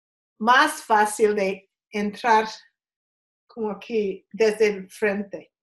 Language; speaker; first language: Spanish; non-native, learner; English